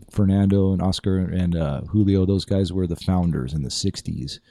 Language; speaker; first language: English; native; English